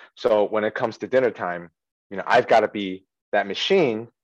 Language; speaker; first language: English; early bilingual, other home language; Chinese